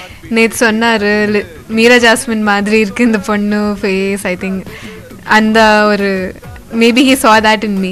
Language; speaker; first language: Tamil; non-native, learner; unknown